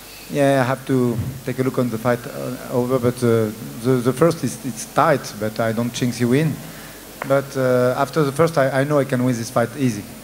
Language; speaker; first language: English; non-native, fluent; French